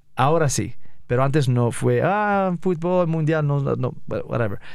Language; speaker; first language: Spanish; non-native, fluent; Arabic